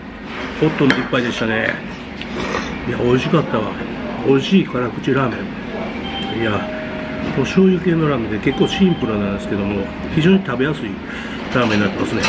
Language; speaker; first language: Japanese; native; Japanese